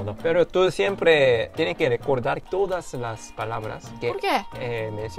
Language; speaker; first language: Spanish; non-native, fluent; Korean